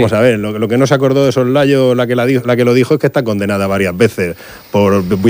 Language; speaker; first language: Spanish; native; Spanish